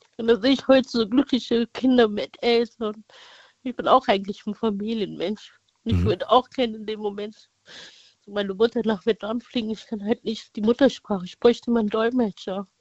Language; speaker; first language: German; early bilingual, other home language; Vietnamese